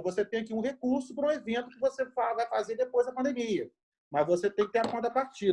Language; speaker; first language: Portuguese; native; Portuguese